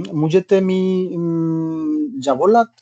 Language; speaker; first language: Czech; non-native, learner; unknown